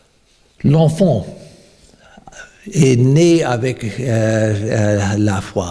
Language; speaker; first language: French; non-native, fluent; English